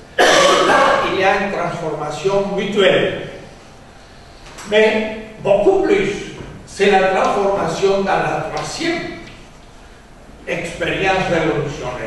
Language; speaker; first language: French; non-native, fluent; Spanish